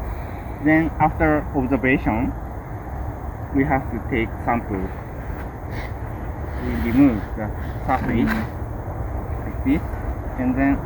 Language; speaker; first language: English; non-native, fluent; Japanese